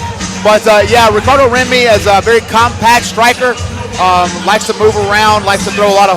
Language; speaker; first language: English; native; English